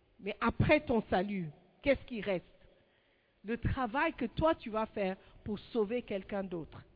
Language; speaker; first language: French; non-native, fluent; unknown